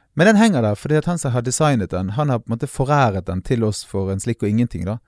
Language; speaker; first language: Norwegian; native; Norwegian